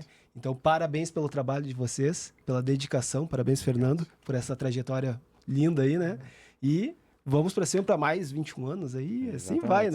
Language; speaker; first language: Portuguese; native; Portuguese